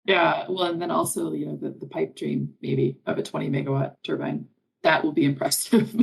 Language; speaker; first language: English; native; English